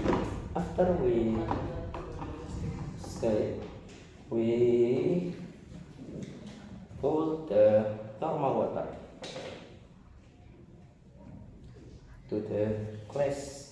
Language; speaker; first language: English; non-native, learner; Indonesian